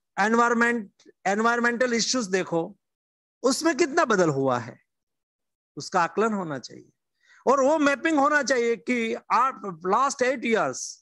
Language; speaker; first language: Hindi; non-native, local second language; Gujarati